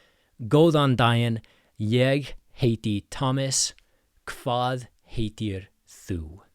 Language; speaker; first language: Icelandic; non-native, fluent; English